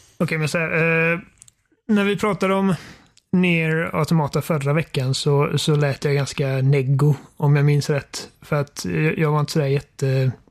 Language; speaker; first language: Swedish; native; Swedish